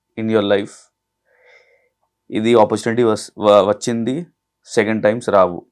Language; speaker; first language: Telugu; non-native, learner; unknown